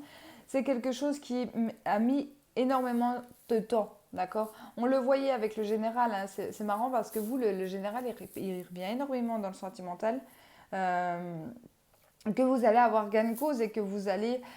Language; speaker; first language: French; native; French